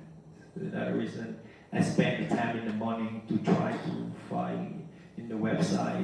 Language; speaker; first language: English; non-native, learner; Vietnamese